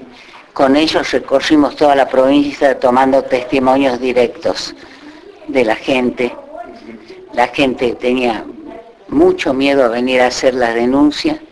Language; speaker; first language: Spanish; native; Spanish